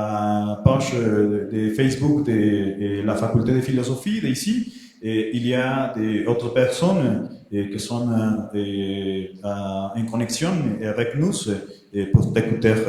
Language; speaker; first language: French; non-native, fluent; Spanish